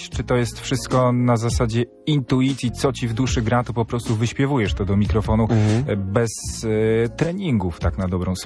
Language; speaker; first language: Polish; native; Polish